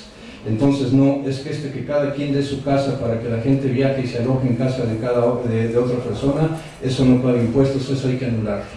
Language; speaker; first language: Spanish; native; Spanish